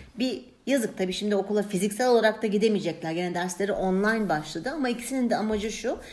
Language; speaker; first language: Turkish; early bilingual, heritage; Turkish